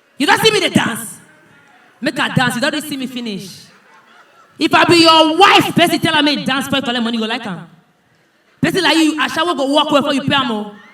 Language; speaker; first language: Nigerian Pidgin; native; Nigerian Pidgin